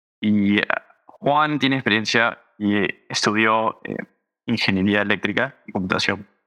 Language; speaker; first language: Spanish; early bilingual, heritage; Spanish